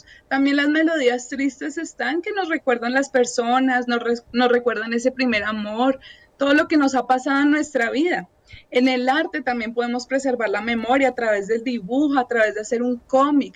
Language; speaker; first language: Spanish; native; Spanish